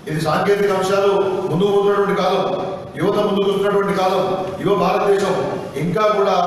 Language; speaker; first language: Hindi; non-native, local second language; Telugu